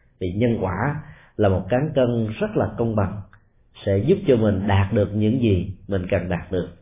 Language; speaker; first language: Vietnamese; native; Vietnamese